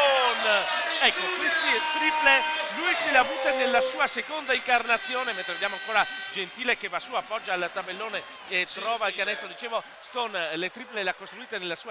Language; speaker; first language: Italian; native; Italian